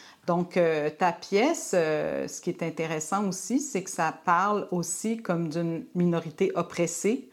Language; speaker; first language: French; native; French